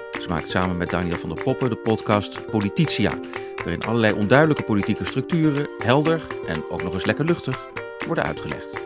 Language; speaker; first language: Dutch; native; Dutch